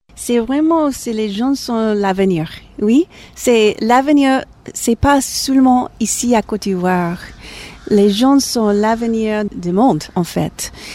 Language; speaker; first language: French; non-native, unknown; English